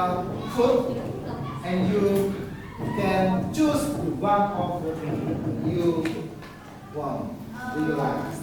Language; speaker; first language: English; non-native, learner; Indonesian